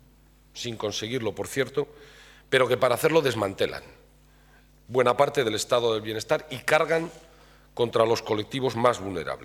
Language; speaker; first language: Spanish; native; Spanish